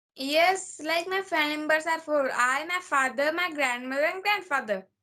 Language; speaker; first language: English; non-native, learner; Marathi